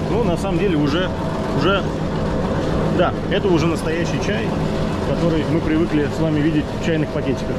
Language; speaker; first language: Russian; native; Russian